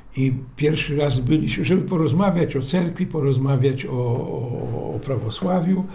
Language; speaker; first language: Polish; non-native, local second language; Belarusian